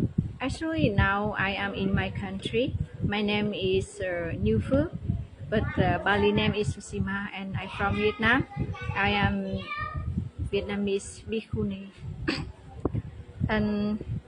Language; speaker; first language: English; non-native, learner; Vietnamese